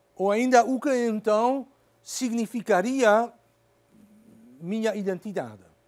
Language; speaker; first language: Portuguese; non-native, fluent; Dutch